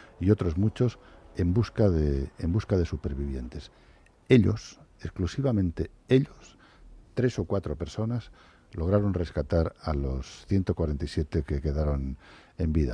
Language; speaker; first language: Spanish; native; Spanish